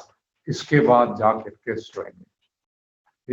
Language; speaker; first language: Hindi; native; Hindi